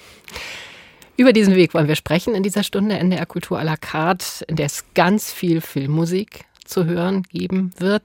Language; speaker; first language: German; native; German